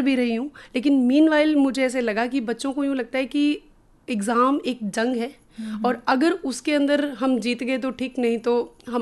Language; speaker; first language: Hindi; non-native, local second language; Rajasthani